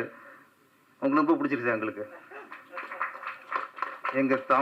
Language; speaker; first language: Tamil; native; Tamil